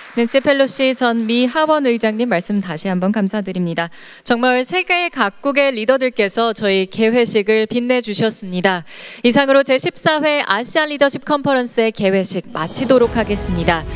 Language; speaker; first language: Korean; native; Korean